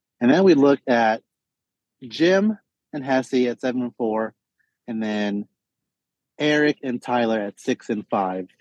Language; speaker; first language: English; native; English